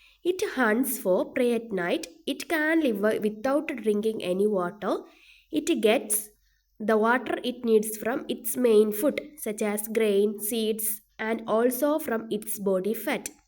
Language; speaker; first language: English; non-native, local second language; Malayalam